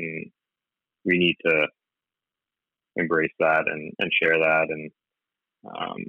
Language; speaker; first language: English; native; English